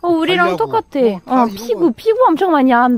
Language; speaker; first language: Korean; non-native, fluent; French